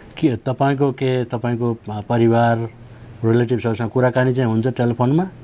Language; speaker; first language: Nepali; native; Nepali